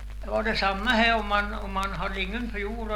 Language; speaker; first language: Swedish; native; Swedish